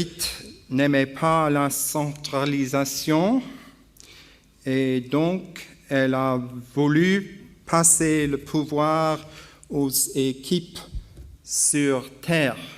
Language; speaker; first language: French; non-native, learner; English